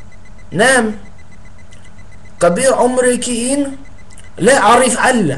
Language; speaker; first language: Arabic; non-native, learner; English